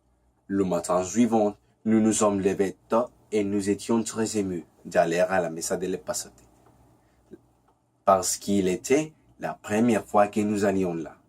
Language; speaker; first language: French; non-native, learner; Spanish